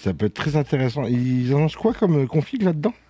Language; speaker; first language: French; native; French